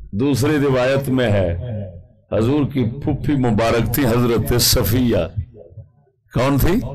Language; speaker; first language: Urdu; non-native, local second language; Punjabi